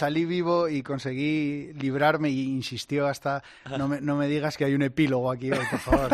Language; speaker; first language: Spanish; native; Spanish